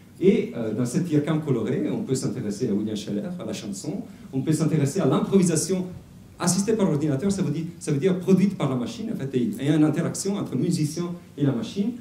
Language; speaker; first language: French; non-native, fluent; Italian